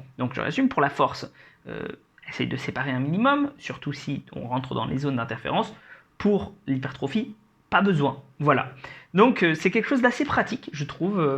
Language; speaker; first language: French; native; French